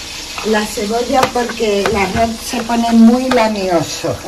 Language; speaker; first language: Spanish; native; Spanish